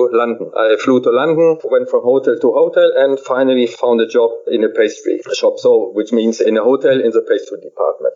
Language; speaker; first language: English; non-native, fluent; German